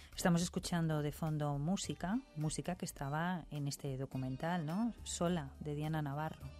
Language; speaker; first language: Spanish; native; Spanish